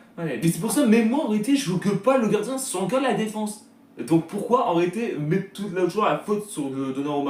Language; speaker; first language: French; native; French